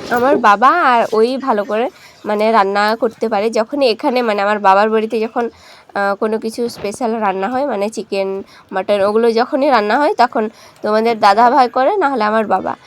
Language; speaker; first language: Bangla; non-native, local second language; Santali